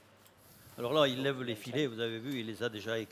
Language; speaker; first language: French; native; French